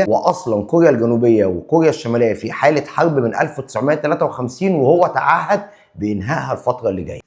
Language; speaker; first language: Arabic; native; Arabic